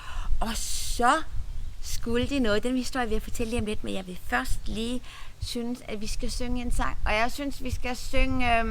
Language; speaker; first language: Danish; native; Danish